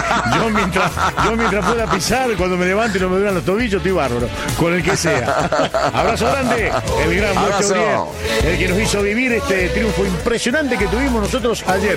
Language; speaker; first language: Spanish; native; Spanish